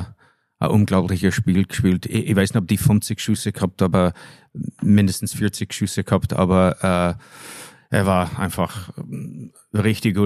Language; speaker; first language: German; non-native, fluent; English